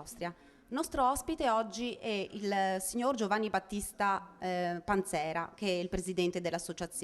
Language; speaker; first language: Italian; native; Italian